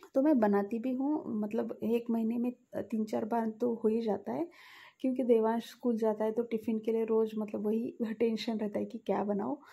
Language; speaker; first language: Hindi; non-native, local second language; Marathi